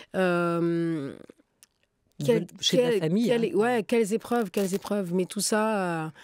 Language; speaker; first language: French; native; French